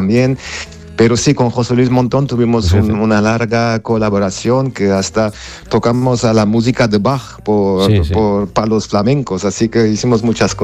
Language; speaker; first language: Spanish; non-native, fluent; Armenian